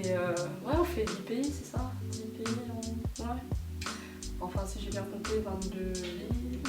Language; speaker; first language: French; native; French